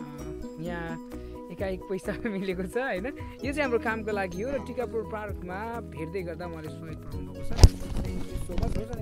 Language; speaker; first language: Nepali; native; Nepali